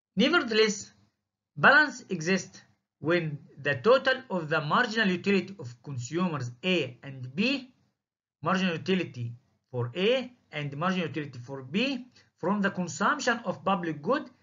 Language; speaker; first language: English; non-native, fluent; Arabic